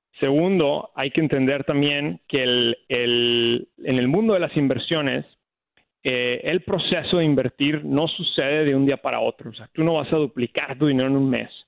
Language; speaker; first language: Spanish; native; Spanish